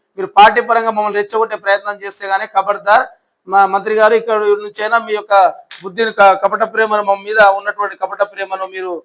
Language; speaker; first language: Telugu; non-native, local second language; Lambadi